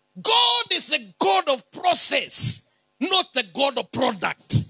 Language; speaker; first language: English; non-native, local second language; Swahili